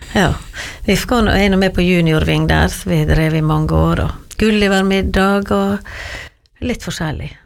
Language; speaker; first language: Norwegian; native; Norwegian